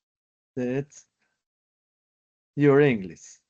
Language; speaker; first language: English; non-native, learner; Spanish